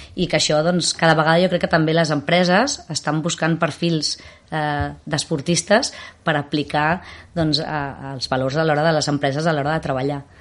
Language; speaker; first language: Catalan; native; Catalan